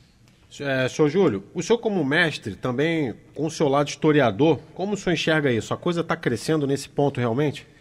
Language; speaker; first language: Portuguese; native; Portuguese